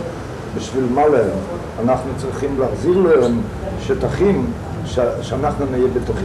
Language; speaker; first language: Hebrew; non-native, fluent; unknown